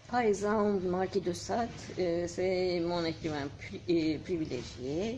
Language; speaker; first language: French; non-native, fluent; Turkish